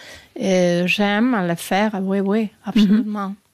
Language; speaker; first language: French; non-native, learner; Spanish